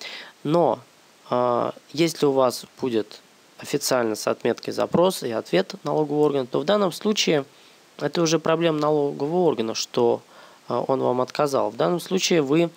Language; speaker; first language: Russian; native; Russian